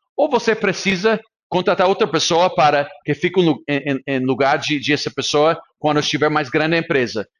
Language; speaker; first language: Portuguese; non-native, fluent; English